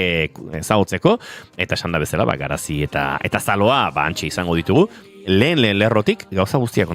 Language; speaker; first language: Basque; native; Basque